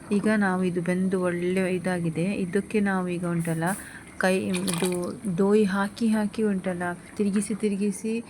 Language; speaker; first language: Kannada; non-native, local second language; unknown